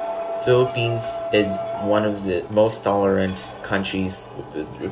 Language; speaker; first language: English; non-native, local second language; Filipino